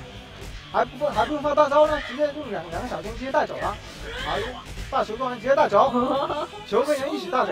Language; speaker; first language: Chinese; native; Chinese